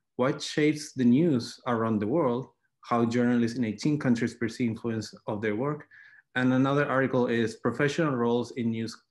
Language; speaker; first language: English; non-native, fluent; Spanish